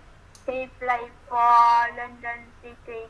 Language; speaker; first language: English; non-native, learner; Vietnamese